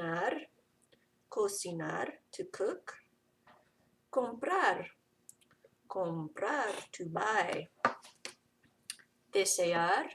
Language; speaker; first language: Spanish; non-native, fluent; English